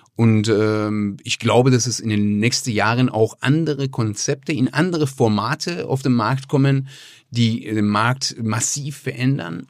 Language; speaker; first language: German; non-native, fluent; Persian